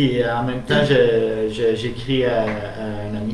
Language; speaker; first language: French; native; French